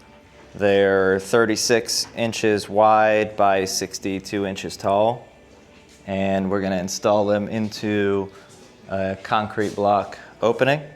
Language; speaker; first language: English; native; English